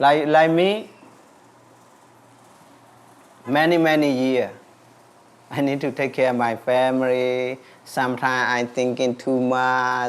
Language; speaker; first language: English; non-native, learner; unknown